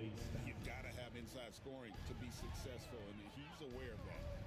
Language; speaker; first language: English; native; English